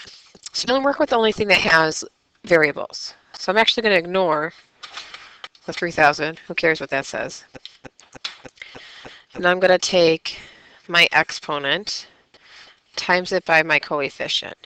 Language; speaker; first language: English; native; English